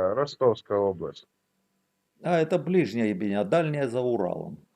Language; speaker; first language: Russian; native; Russian